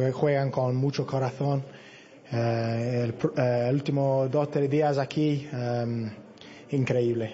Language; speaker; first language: Spanish; non-native, learner; English